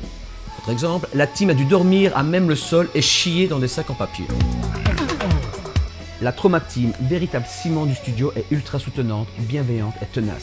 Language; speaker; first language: French; native; French